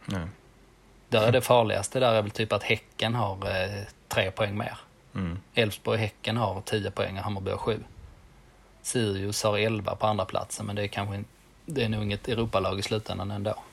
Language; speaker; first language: Swedish; native; Swedish